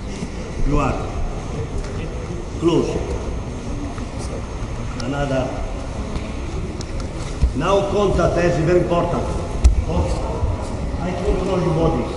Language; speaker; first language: English; non-native, learner; Italian